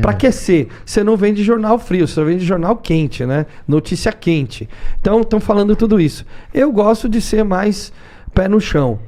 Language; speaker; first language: Portuguese; native; Portuguese